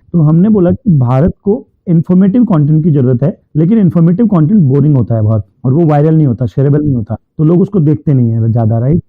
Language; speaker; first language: Hindi; native; Hindi